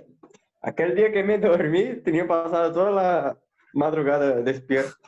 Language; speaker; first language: Spanish; non-native, fluent; Portuguese